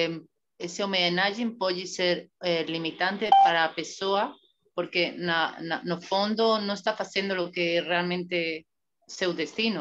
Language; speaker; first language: Portuguese; non-native, learner; Spanish